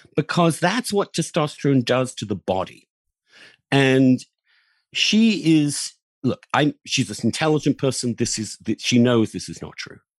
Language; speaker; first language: English; native; English